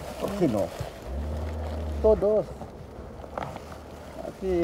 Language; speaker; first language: Spanish; non-native, learner; Filipino